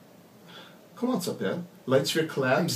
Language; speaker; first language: French; non-native, learner; English